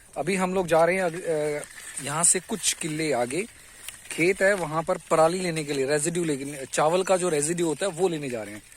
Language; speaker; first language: Hindi; non-native, local second language; Punjabi